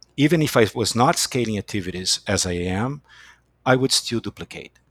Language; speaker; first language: English; non-native, fluent; Portuguese